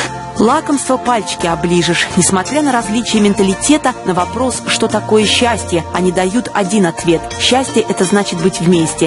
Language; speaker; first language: Russian; native; Russian